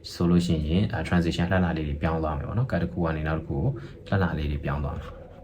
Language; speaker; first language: Burmese; native; Burmese